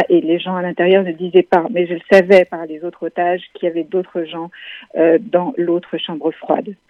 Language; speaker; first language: French; native; French